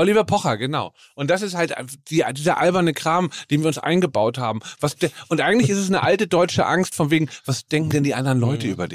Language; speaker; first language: German; native; German